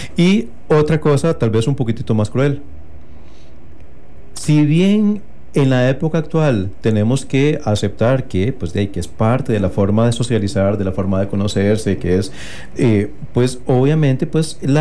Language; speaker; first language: Spanish; native; Spanish